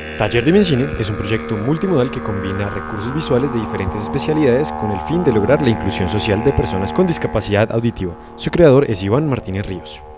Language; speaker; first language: Spanish; native; Spanish